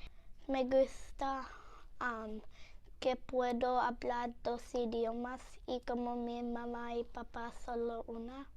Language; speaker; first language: Spanish; early bilingual, other home language; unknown